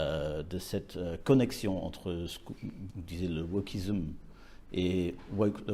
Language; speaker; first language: French; non-native, learner; English